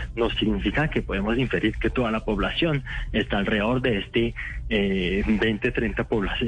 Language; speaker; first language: Spanish; non-native, fluent; French